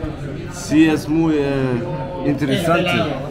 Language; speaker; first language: Spanish; non-native, learner; German